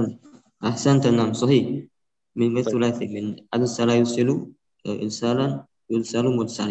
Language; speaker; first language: Arabic; non-native, local second language; Indonesian